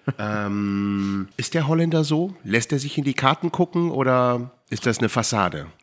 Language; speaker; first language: German; native; German